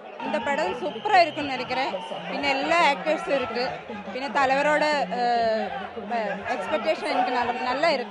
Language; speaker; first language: Tamil; non-native, local second language; Malayalam